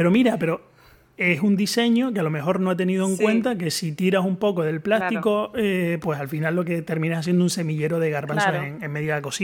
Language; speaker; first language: Spanish; native; Spanish